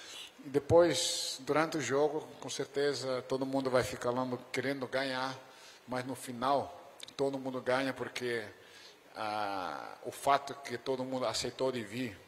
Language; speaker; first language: Portuguese; non-native, fluent; Dutch